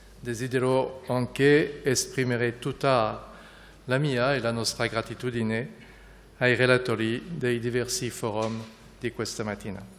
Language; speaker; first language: Italian; non-native, fluent; French